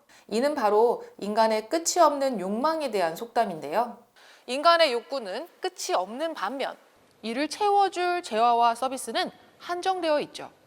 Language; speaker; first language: Korean; native; Korean